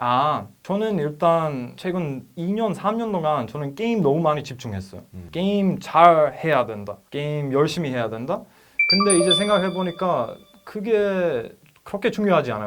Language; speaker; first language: Korean; non-native, learner; Croatian